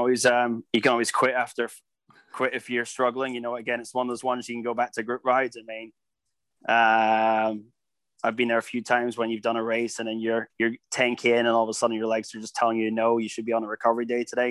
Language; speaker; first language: English; native; English